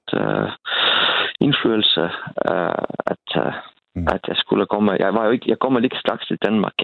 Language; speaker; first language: Danish; non-native, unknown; Estonian